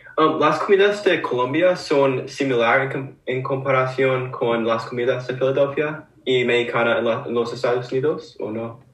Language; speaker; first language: Spanish; non-native, learner; English